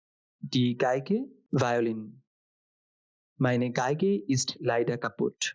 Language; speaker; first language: German; non-native, fluent; Bangla